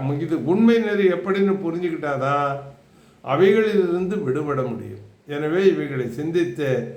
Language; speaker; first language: Tamil; native; Tamil